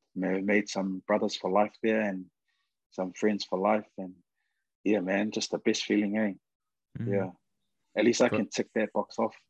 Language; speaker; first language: English; native; English